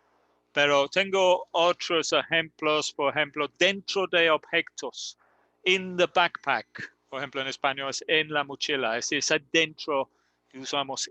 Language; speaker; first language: Spanish; non-native, learner; English